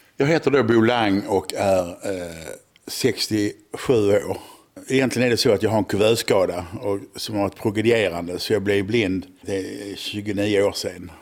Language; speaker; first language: Swedish; native; Swedish